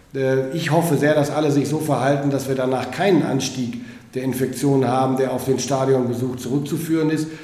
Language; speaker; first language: German; native; German